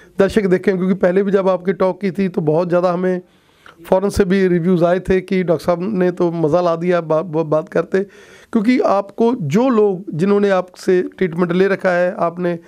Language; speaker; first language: Hindi; non-native, local second language; Punjabi